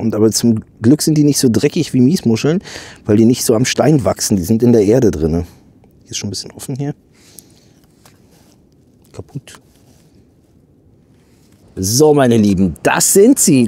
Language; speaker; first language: German; native; German